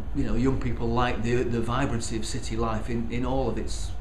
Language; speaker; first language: English; native; English